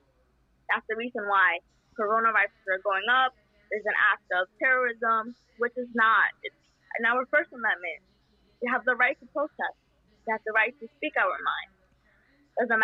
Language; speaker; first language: English; non-native, fluent; Spanish